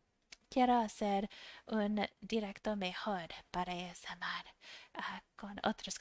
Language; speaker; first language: Spanish; non-native, fluent; English